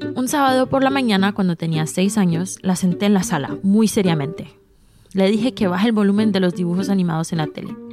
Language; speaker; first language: Spanish; early bilingual, heritage; Spanish